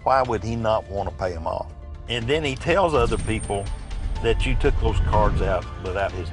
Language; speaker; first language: English; native; English